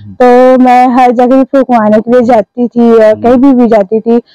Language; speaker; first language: Hindi; native; Hindi